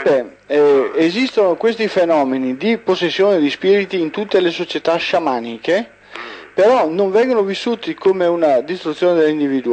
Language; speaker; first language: Italian; native; Italian